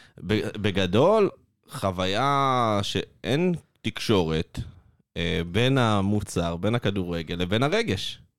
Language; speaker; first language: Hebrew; native; Hebrew